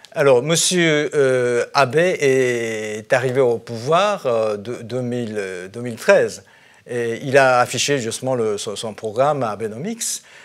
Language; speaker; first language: French; non-native, fluent; Japanese